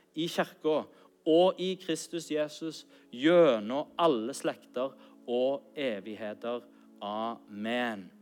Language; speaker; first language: Norwegian; native; Norwegian